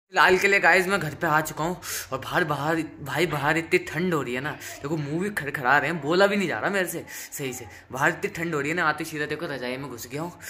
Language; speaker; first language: Hindi; native; Hindi